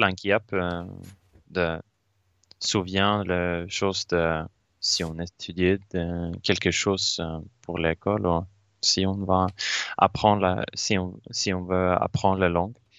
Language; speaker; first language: French; non-native, learner; Swedish